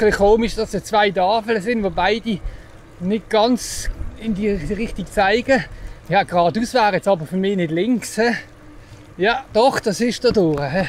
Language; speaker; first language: German; native; German